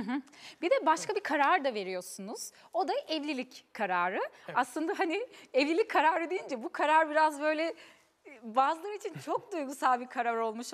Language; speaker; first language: Turkish; native; Turkish